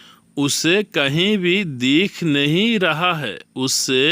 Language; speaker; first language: Hindi; non-native, learner; Bangla